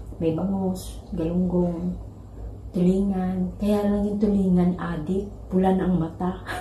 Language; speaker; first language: Filipino; non-native, local second language; Cebuano